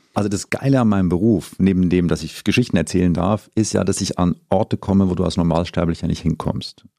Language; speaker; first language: German; native; German